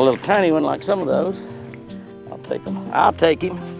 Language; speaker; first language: English; native; English